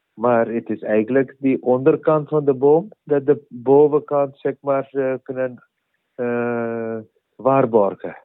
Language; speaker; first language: Dutch; non-native, learner; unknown